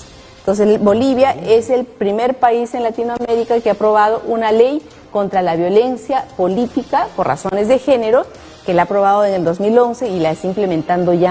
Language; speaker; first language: Spanish; native; Spanish